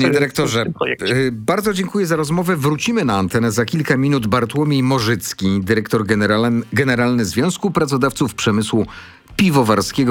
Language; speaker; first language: Polish; native; Polish